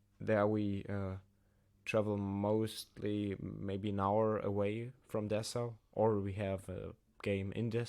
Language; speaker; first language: English; non-native, learner; German